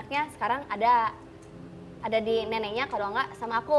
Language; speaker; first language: Indonesian; native; Indonesian